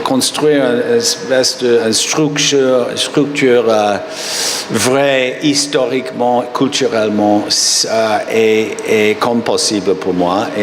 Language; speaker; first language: French; non-native, fluent; English